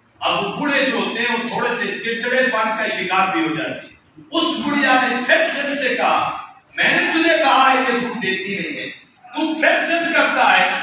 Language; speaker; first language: Urdu; non-native, local second language; Punjabi